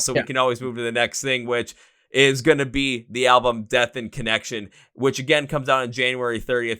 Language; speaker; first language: English; native; English